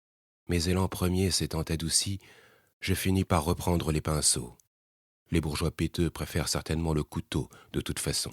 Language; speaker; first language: French; native; French